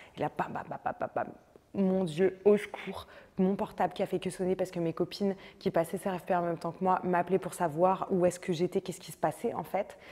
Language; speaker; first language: French; native; French